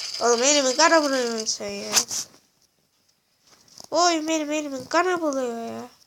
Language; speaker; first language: Turkish; native; Turkish